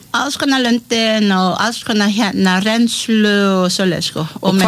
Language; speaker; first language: Icelandic; non-native, learner; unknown